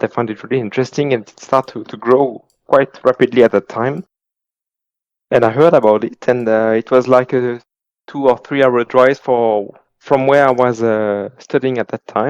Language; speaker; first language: English; non-native, fluent; French